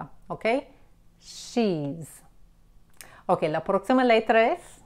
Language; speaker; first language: Spanish; non-native, fluent; English